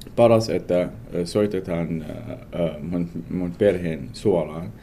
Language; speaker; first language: Finnish; non-native, learner; Arabic